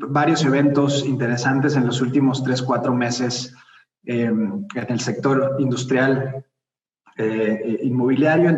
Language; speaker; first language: Spanish; native; Spanish